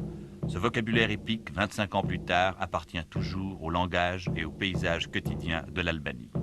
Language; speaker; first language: French; native; French